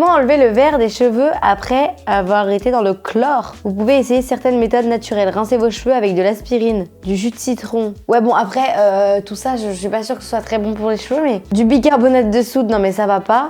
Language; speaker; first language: French; native; French